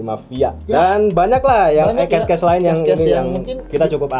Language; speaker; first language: Indonesian; native; Indonesian